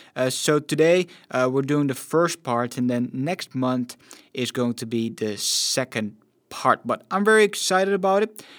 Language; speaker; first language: English; non-native, fluent; Dutch